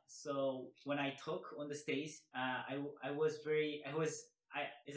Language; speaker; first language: English; non-native, learner; Korean